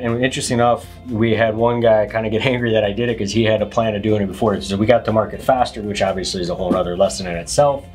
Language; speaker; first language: English; native; English